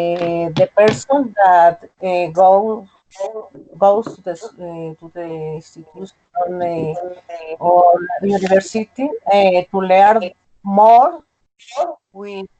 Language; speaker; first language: English; non-native, learner; Spanish